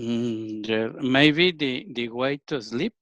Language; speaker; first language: English; non-native, learner; Spanish